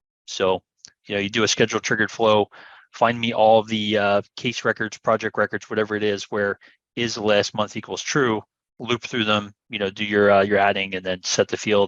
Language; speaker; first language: English; native; English